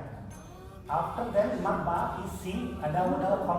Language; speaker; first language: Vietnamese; non-native, learner; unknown